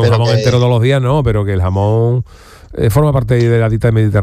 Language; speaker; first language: Spanish; native; Spanish